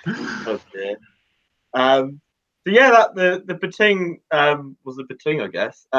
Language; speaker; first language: English; native; English